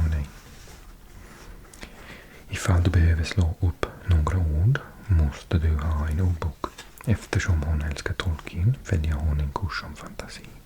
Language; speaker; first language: Swedish; non-native, learner; English